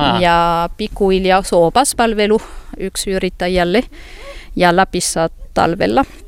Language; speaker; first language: Finnish; non-native, learner; French